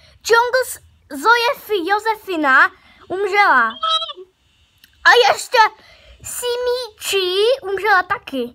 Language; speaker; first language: Czech; early bilingual, other home language; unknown